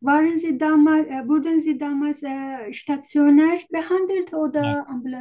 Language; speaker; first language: German; non-native, learner; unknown